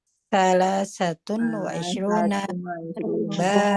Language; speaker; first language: Arabic; non-native, learner; Indonesian